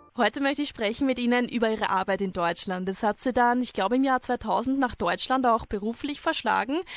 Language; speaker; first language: German; native; German